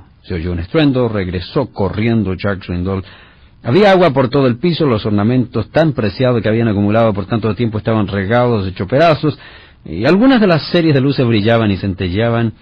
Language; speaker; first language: Spanish; native; Spanish